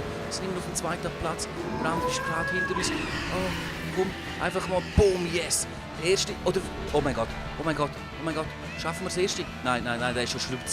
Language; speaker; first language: German; native; German